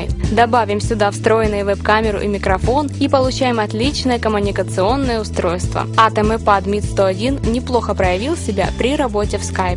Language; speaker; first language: Russian; native; Russian